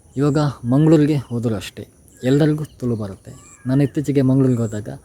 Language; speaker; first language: Kannada; non-native, local second language; Tulu